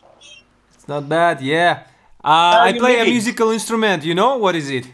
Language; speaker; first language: English; non-native, learner; Russian